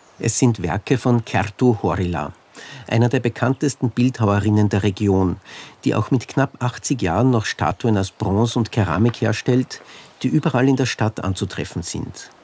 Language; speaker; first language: German; native; German